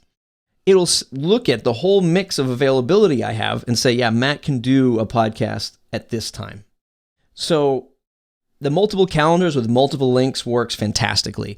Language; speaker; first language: English; native; English